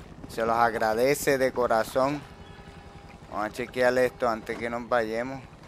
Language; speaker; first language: Spanish; early bilingual, heritage; Spanish